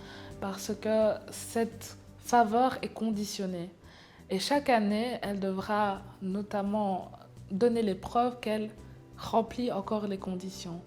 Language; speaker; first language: French; native; French